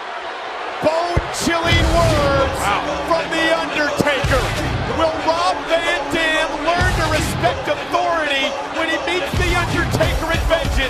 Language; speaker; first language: English; native; English